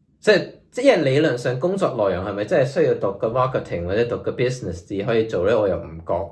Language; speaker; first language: Cantonese; early bilingual, heritage; Cantonese